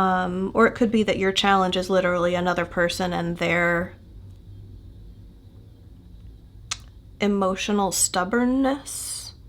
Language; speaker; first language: English; native; English